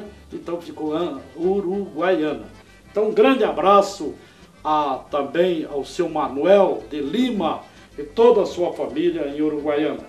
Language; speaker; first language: Portuguese; native; Portuguese